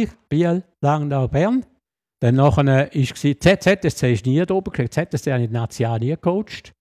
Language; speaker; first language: German; native; German